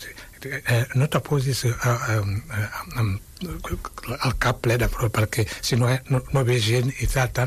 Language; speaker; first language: Catalan; non-native, fluent; Wolof